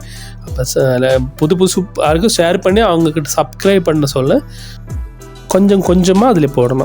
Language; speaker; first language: Tamil; non-native, learner; Malayalam